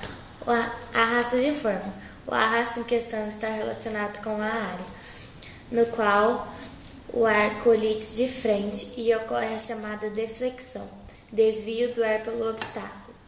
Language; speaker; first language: Portuguese; native; Portuguese